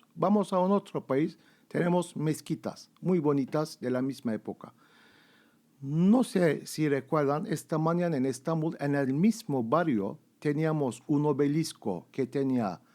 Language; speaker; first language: Spanish; non-native, fluent; Turkish